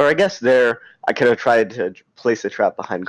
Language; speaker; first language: English; native; English